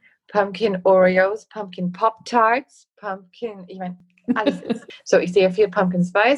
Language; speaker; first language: German; non-native, fluent; English